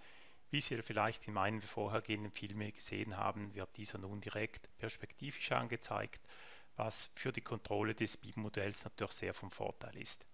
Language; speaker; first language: German; native; German